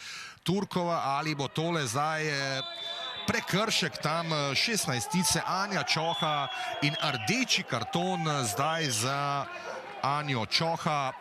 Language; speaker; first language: Slovenian; native; Slovenian